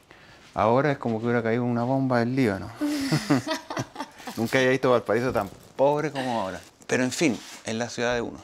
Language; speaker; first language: Spanish; native; Spanish